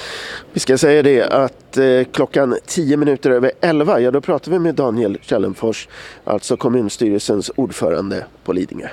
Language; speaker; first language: Swedish; native; Swedish